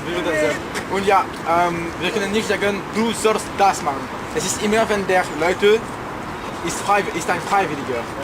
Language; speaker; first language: German; non-native, learner; French